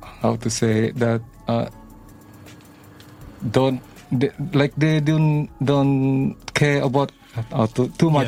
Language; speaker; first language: English; non-native, learner; Malay